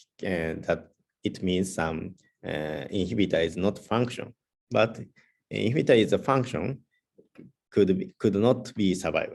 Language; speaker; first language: English; non-native, learner; Japanese